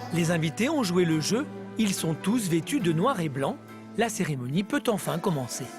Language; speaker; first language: French; native; French